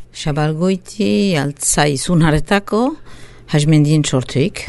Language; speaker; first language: Basque; native; Basque